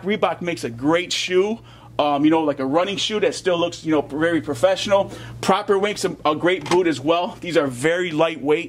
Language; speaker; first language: English; native; English